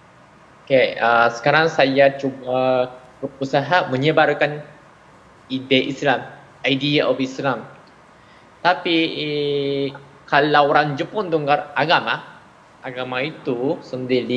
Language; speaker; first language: Indonesian; non-native, fluent; Japanese